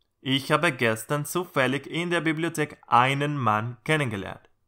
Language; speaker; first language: German; non-native, fluent; Spanish